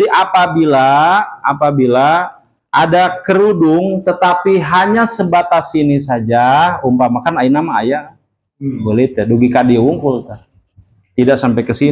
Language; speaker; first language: Indonesian; non-native, local second language; Sundanese